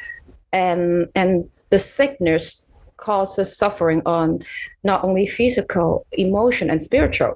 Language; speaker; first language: English; non-native, local second language; Cantonese